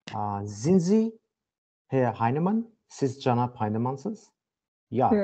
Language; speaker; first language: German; non-native, learner; Azerbaijani